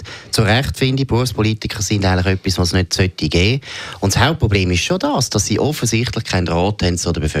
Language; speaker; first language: German; native; German